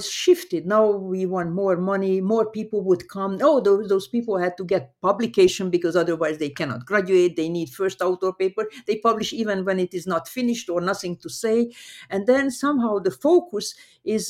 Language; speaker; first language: English; non-native, fluent; Hungarian